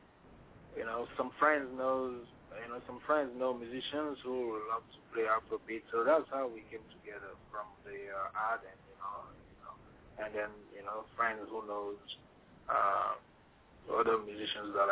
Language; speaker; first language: English; non-native, fluent; Ewe